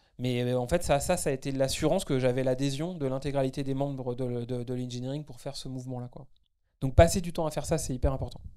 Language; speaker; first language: French; native; French